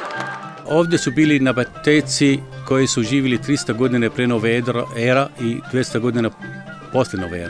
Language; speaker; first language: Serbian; non-native, learner; Arabic